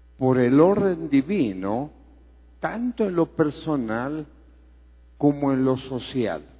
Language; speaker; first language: Spanish; non-native, fluent; Greek